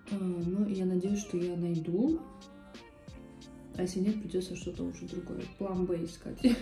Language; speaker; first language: Russian; native; Russian